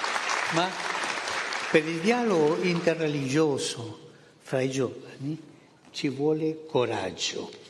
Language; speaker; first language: Italian; non-native, fluent; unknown